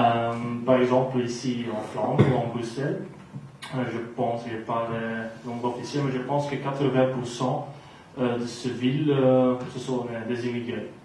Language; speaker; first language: French; non-native, local second language; Dutch